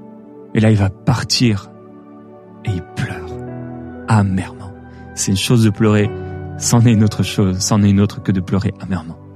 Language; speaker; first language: French; native; French